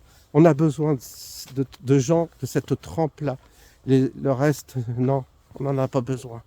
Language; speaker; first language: French; native; French